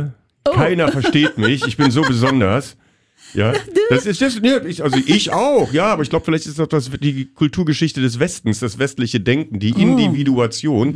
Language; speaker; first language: German; native; German